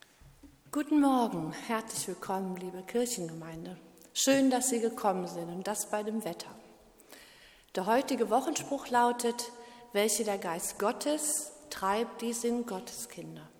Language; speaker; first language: German; native; German